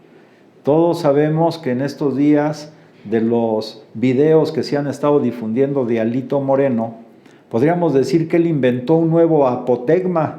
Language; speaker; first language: Spanish; native; Spanish